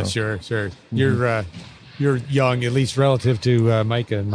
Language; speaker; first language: English; native; English